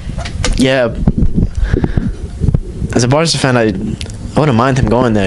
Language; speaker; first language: English; native; English